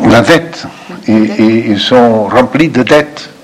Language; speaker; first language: French; non-native, fluent; Portuguese